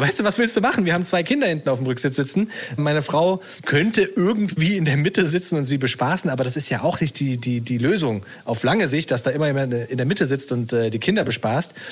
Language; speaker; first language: German; native; German